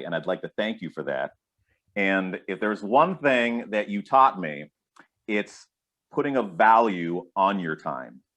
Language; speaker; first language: English; native; English